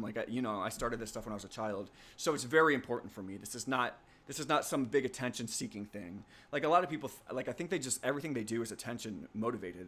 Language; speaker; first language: English; native; English